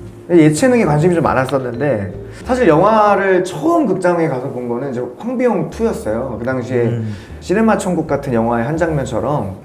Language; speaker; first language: Korean; native; Korean